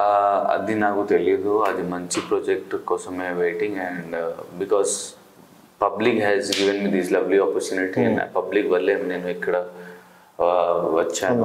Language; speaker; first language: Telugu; non-native, learner; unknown